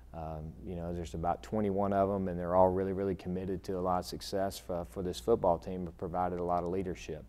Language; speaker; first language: English; native; English